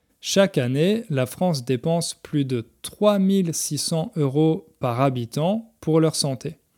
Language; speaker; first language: French; native; French